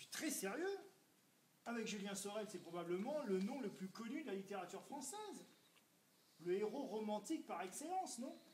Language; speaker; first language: French; native; French